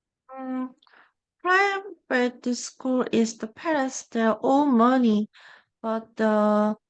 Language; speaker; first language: English; non-native, learner; Korean